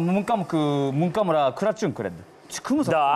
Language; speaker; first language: Romanian; non-native, learner; Japanese